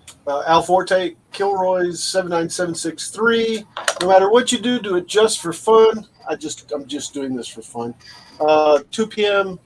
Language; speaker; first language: English; native; English